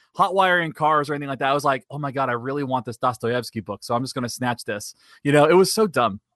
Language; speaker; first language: English; native; English